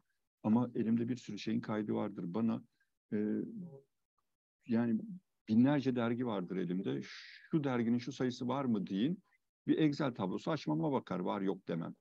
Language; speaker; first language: Turkish; native; Turkish